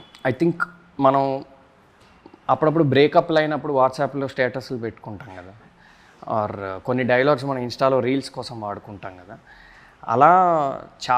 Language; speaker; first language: Telugu; native; Telugu